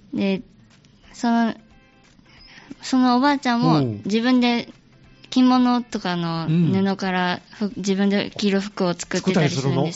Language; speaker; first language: Japanese; native; Japanese